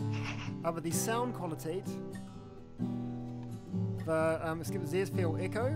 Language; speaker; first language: German; non-native, learner; English